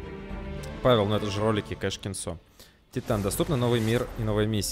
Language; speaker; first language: Russian; native; Russian